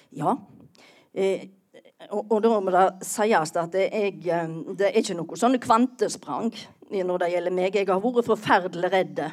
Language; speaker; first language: Norwegian; native; Norwegian